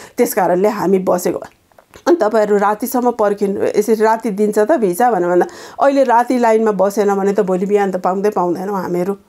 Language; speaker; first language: Nepali; native; Nepali